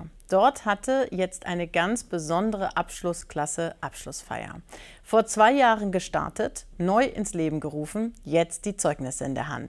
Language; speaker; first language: German; native; German